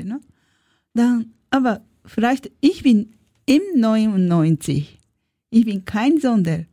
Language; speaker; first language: German; non-native, learner; Japanese